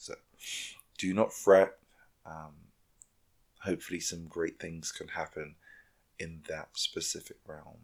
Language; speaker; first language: English; native; English